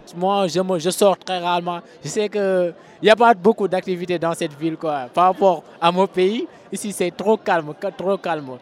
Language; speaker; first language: French; non-native, local second language; Wolof